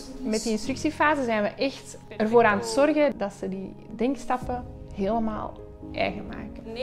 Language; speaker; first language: Dutch; native; Dutch